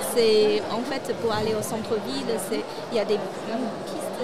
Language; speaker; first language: French; non-native, fluent; Chinese